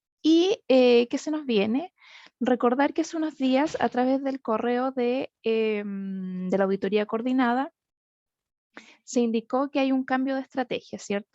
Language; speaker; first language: Spanish; native; Spanish